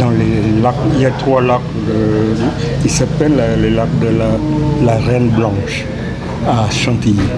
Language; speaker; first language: French; non-native, fluent; Lao